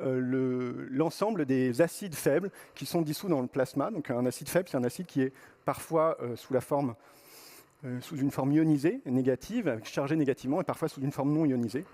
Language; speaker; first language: French; native; French